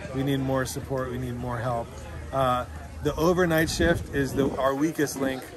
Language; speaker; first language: English; native; English